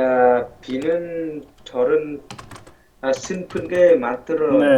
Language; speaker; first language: Korean; non-native, learner; Vietnamese